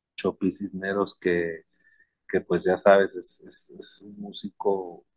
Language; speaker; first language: Spanish; native; Spanish